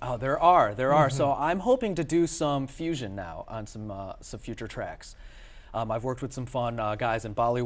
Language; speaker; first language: English; early bilingual, other home language; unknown